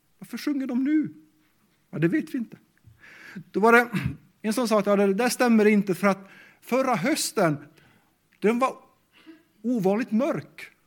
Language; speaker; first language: Swedish; native; Swedish